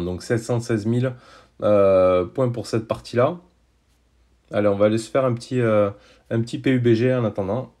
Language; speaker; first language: French; native; French